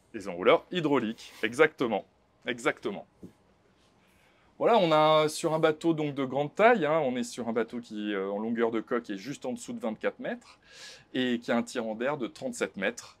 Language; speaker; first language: French; native; French